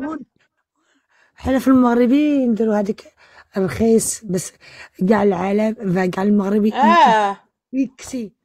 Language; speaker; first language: Arabic; early bilingual, heritage; French